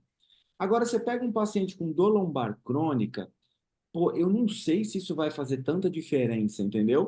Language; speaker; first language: Portuguese; native; Portuguese